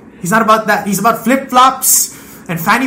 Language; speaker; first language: English; non-native, local second language; Filipino